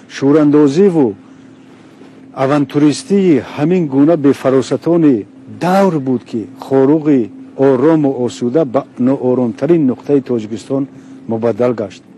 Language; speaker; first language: Tajik; non-native, local second language; Shughni